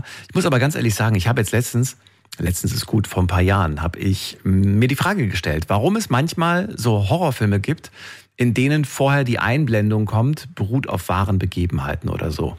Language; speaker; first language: German; native; German